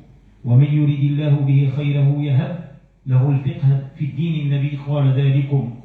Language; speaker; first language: Arabic; native; Arabic